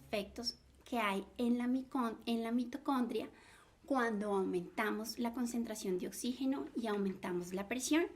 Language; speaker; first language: Spanish; native; Spanish